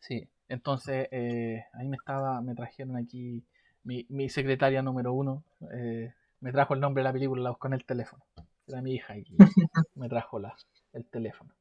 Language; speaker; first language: Spanish; native; Spanish